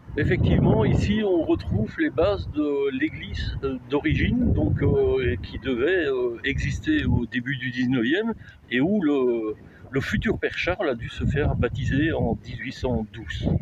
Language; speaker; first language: French; native; French